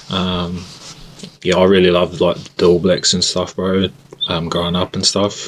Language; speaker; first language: English; native; English